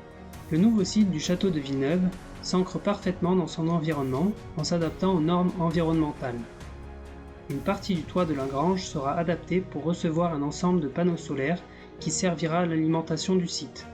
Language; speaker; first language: French; native; French